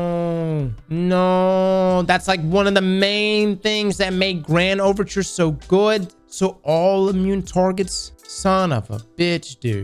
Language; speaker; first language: English; native; English